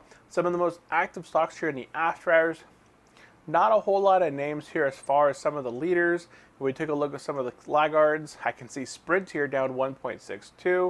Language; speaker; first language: English; native; English